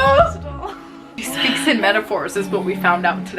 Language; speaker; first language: English; native; English